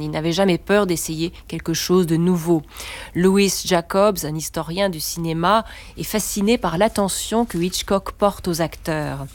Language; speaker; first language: French; native; French